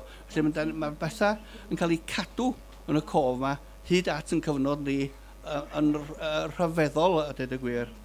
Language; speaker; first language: Welsh; native; Welsh